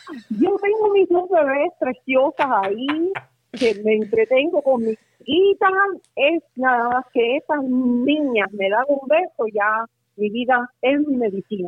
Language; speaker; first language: Spanish; native; Spanish